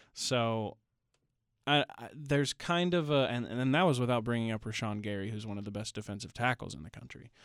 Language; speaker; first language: English; native; English